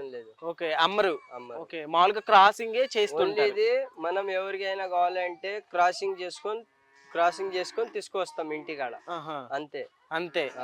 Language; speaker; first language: Telugu; non-native, local second language; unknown